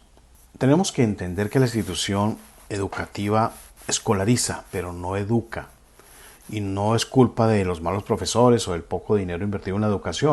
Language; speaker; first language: Spanish; native; Spanish